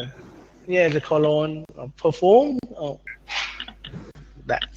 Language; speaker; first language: English; non-native, learner; Thai